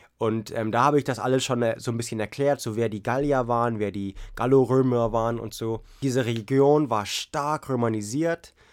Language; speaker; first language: German; non-native, fluent; English